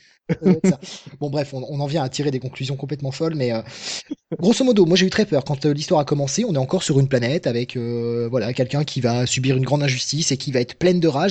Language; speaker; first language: French; native; French